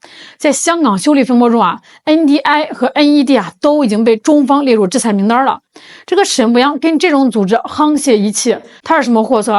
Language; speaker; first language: Chinese; native; Chinese